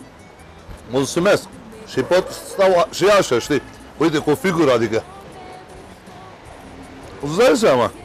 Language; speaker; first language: Romanian; non-native, learner; Turkish